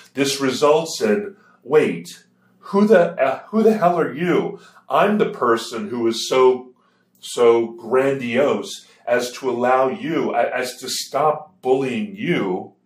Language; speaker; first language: English; native; English